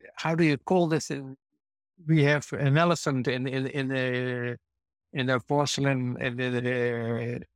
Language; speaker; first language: English; non-native, fluent; Dutch